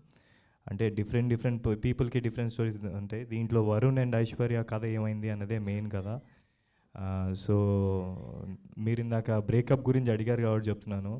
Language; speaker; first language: Telugu; native; Telugu